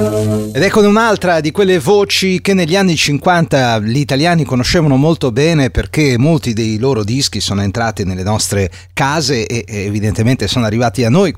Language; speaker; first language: Italian; native; Italian